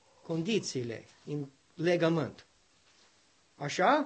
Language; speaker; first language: Romanian; non-native, learner; English